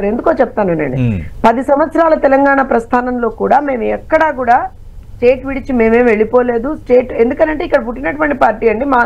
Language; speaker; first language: Telugu; native; Telugu